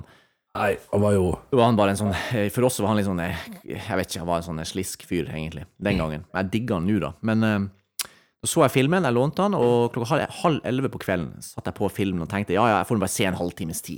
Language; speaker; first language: Norwegian; native; Norwegian